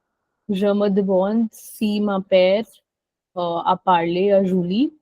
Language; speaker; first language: French; non-native, learner; Hindi